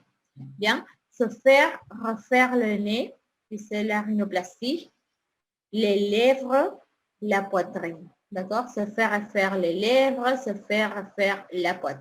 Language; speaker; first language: French; non-native, fluent; Spanish